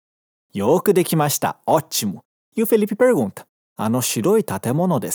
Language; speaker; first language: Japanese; non-native, fluent; Portuguese